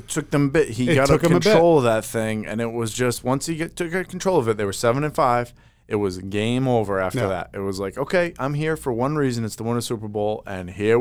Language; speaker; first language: English; native; English